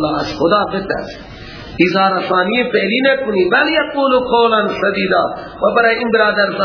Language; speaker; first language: Persian; non-native, local second language; Baluchi